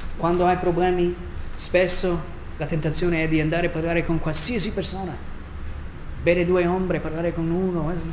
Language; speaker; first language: Italian; non-native, fluent; English